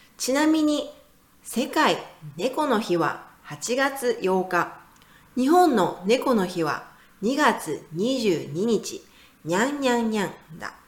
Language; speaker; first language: Japanese; native; Japanese